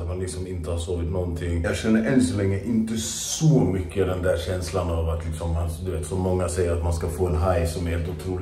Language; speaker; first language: Swedish; native; Swedish